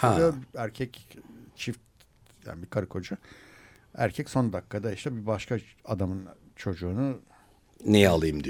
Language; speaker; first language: Turkish; native; Turkish